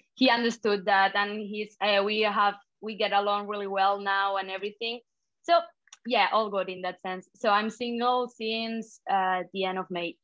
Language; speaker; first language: English; non-native, fluent; Spanish